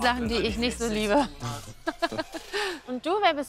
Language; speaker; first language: German; native; German